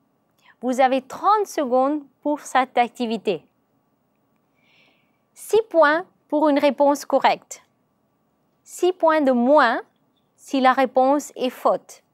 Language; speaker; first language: French; non-native, learner; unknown